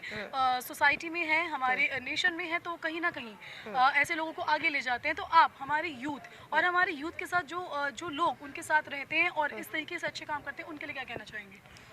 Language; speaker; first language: Hindi; native; Hindi